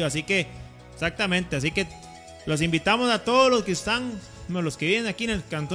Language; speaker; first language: Spanish; native; Spanish